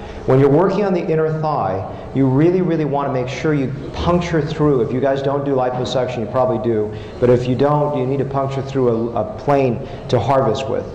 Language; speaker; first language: English; native; English